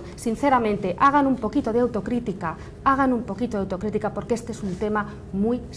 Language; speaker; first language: Spanish; native; Spanish